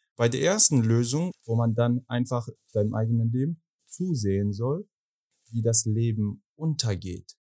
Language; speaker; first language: German; non-native, fluent; Persian